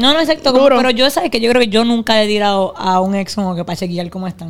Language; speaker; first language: Spanish; native; Spanish